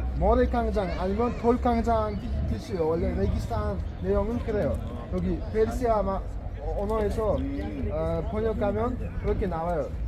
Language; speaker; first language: Korean; non-native, learner; Uzbek